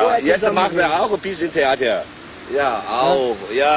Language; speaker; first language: German; non-native, learner; Chinese